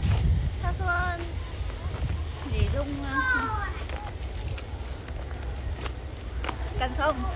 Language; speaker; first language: Chinese; non-native, learner; Vietnamese